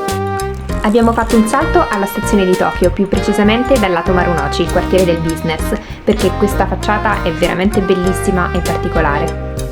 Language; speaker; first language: Italian; native; Italian